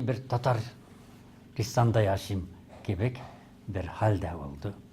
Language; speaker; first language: Turkish; non-native, learner; Tatar